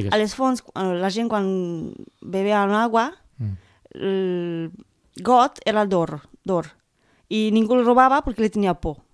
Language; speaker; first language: Catalan; non-native, fluent; Romanian